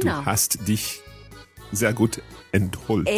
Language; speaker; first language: German; non-native, learner; English